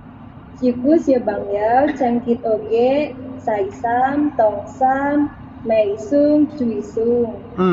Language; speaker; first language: Cantonese; non-native, learner; Indonesian